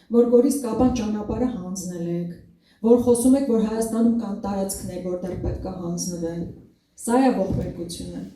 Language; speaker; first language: Armenian; native; Armenian